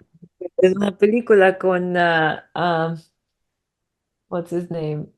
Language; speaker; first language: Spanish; non-native, learner; English